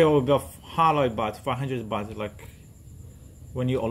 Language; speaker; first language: English; non-native, learner; French